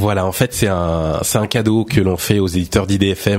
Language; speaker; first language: French; native; French